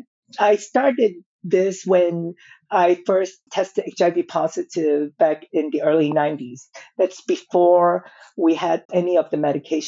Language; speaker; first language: English; non-native, local second language; Cantonese